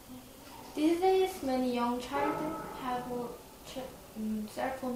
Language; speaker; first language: English; non-native, learner; Korean